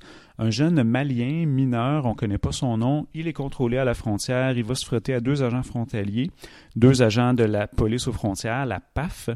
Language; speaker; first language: French; native; French